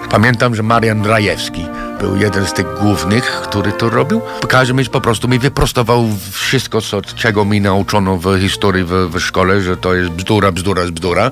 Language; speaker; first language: Polish; non-native, fluent; English